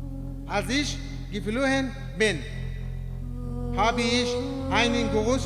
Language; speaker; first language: German; non-native, learner; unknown